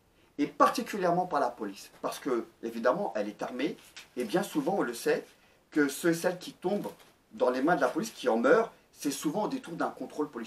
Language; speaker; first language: French; native; French